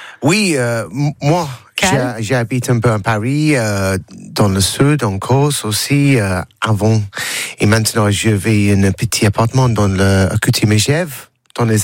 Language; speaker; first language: French; non-native, learner; English